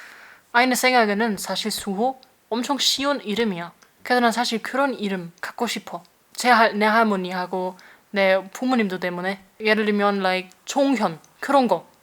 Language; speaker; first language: Korean; non-native, fluent; German